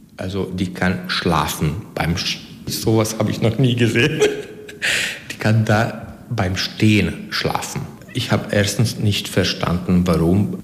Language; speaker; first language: German; non-native, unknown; Hungarian